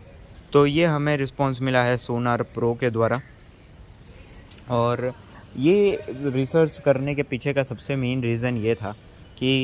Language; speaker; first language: Hindi; native; Hindi